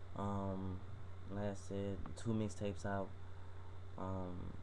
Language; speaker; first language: English; native; English